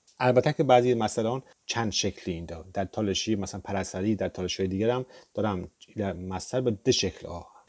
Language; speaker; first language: Persian; non-native, local second language; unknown